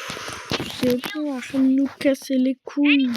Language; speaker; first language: French; native; French